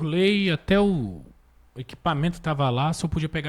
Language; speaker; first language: Portuguese; native; Portuguese